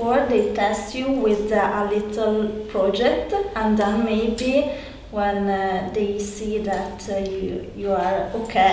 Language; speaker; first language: English; non-native, learner; Italian